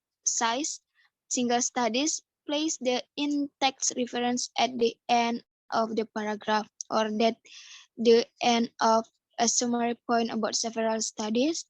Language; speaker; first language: English; non-native, learner; Indonesian